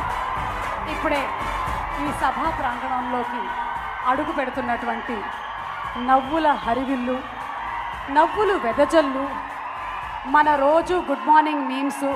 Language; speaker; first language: Telugu; native; Telugu